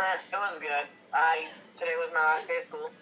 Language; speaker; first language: English; native; English